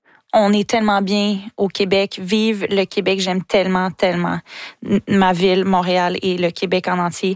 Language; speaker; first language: French; native; French